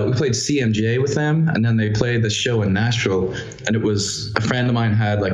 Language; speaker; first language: English; native; English